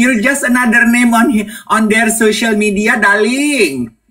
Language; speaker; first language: English; non-native, fluent; Indonesian